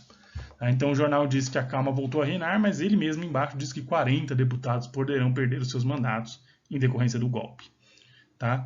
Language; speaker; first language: Portuguese; native; Portuguese